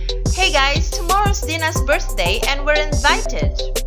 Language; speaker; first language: English; non-native, fluent; Indonesian